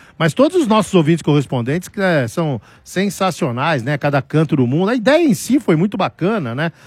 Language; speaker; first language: Portuguese; native; Portuguese